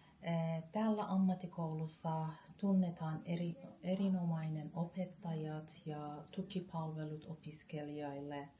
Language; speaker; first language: Finnish; non-native, learner; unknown